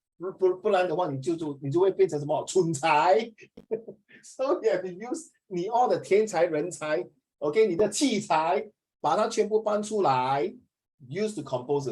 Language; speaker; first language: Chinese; native; Chinese